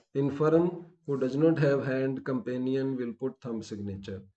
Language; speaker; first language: English; non-native, local second language; Punjabi